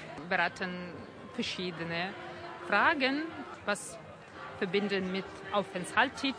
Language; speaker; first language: German; non-native, fluent; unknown